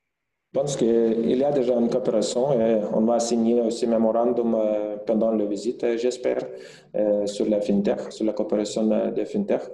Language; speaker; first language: French; non-native, fluent; Lithuanian